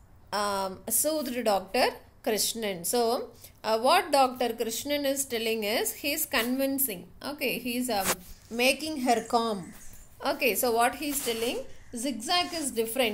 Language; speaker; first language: English; non-native, local second language; Tamil